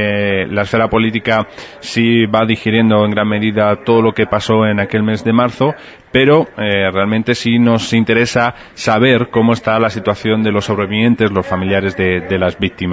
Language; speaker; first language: Spanish; native; Spanish